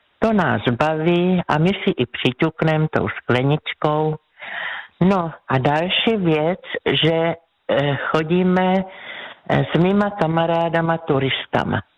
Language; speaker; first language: Czech; native; Czech